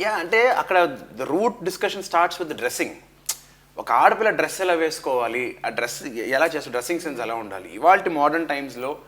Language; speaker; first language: Telugu; native; Telugu